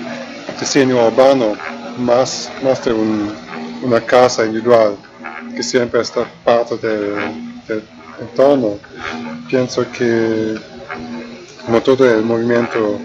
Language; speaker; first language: Spanish; non-native, fluent; German